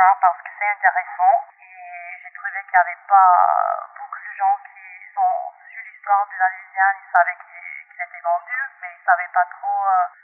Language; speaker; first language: French; non-native, local second language; English